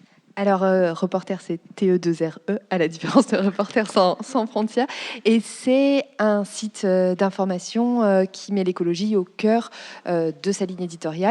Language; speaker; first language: French; native; French